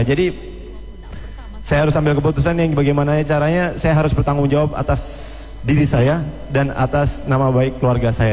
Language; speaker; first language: Indonesian; native; Indonesian